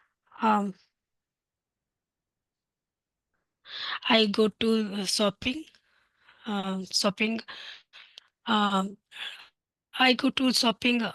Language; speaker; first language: English; non-native, learner; Hindi